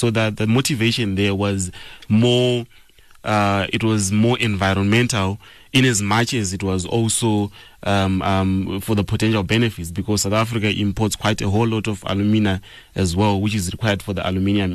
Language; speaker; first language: English; non-native, local second language; Shona